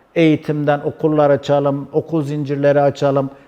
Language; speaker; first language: Turkish; native; Turkish